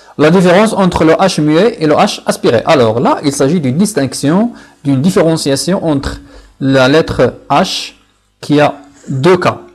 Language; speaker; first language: French; non-native, local second language; Arabic